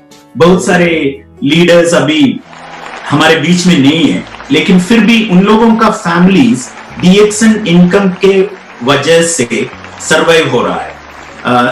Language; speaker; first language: Hindi; non-native, local second language; Malayalam